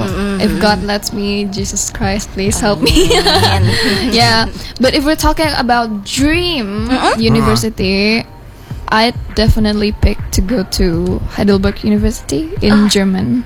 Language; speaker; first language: English; non-native, fluent; Indonesian